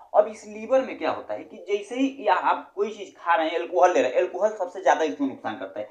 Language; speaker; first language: Hindi; native; Hindi